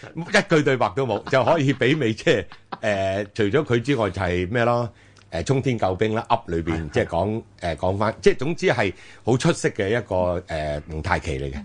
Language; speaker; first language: Cantonese; native; Cantonese